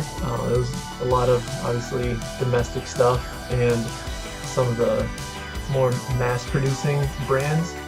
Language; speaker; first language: English; native; English